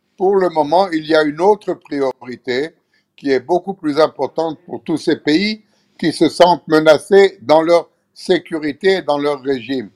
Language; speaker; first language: French; non-native, fluent; Hebrew